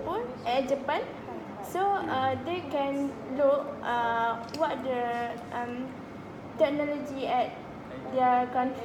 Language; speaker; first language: English; non-native, local second language; Malay